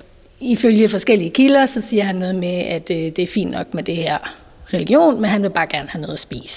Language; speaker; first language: Danish; native; Danish